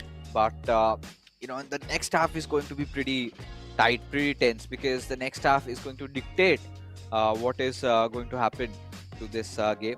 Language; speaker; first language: English; non-native, local second language; Hindi